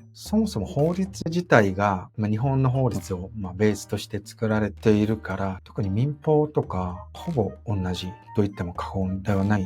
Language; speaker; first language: Japanese; non-native, fluent; Korean